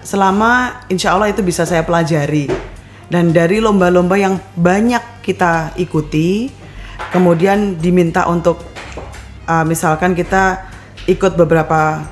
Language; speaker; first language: Indonesian; native; Indonesian